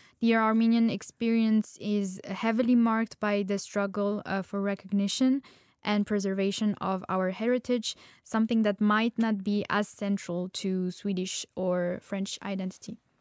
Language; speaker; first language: English; non-native, fluent; Armenian